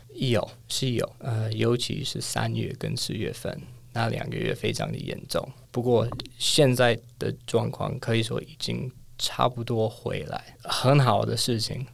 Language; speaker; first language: Chinese; non-native, fluent; English